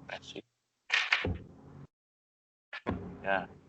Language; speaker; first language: English; non-native, learner; Vietnamese